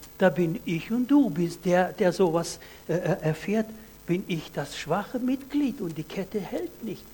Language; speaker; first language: German; non-native, fluent; Russian